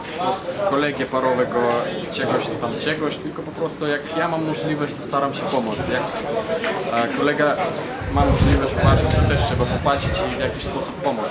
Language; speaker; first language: Polish; non-native, fluent; Russian